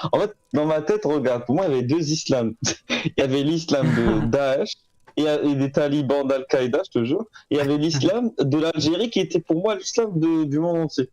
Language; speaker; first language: French; non-native, local second language; Arabic